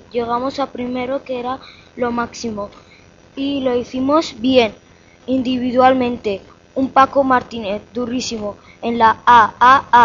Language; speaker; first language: Spanish; native; Spanish